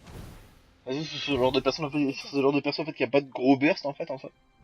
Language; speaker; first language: French; native; French